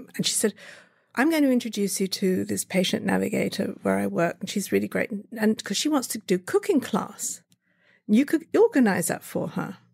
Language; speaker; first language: English; native; English